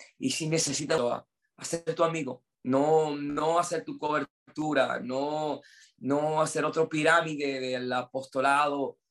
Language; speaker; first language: Spanish; non-native, fluent; English